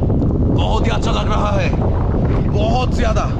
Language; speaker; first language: Hindi; non-native, learner; Bangla